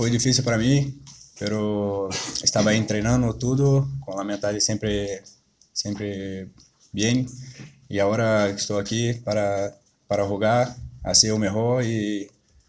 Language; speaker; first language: Spanish; non-native, learner; Portuguese